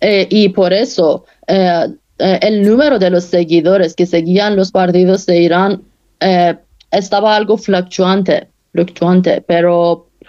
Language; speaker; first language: Spanish; non-native, fluent; Persian